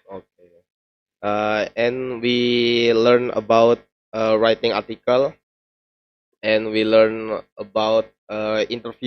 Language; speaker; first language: English; non-native, learner; Indonesian